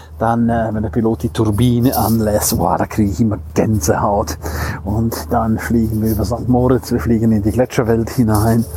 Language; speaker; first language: German; non-native, local second language; Romansh